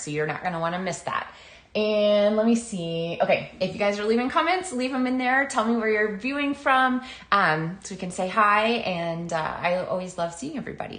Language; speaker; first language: English; native; English